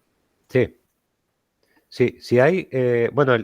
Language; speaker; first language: Spanish; native; Spanish